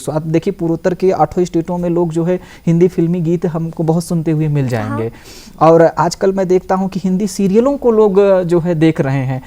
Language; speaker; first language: Hindi; native; Hindi